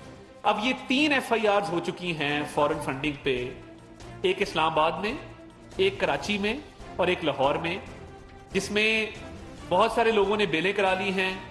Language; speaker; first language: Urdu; non-native, local second language; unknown